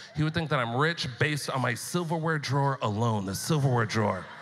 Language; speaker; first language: English; native; English